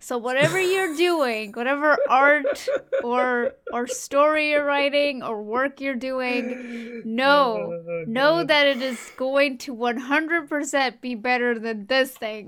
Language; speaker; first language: English; native; English